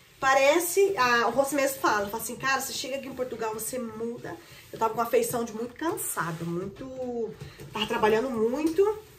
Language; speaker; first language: Portuguese; native; Portuguese